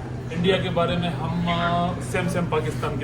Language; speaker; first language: Hindi; non-native, local second language; Pashto